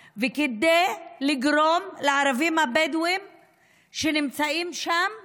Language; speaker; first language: Hebrew; non-native, local second language; Arabic